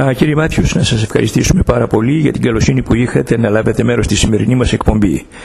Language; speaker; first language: Greek; native; Greek